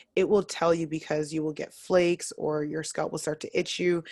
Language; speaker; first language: English; native; English